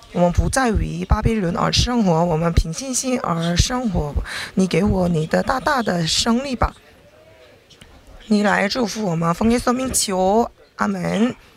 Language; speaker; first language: Chinese; non-native, learner; Korean